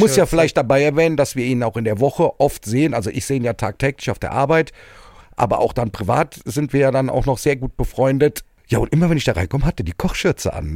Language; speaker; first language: German; native; German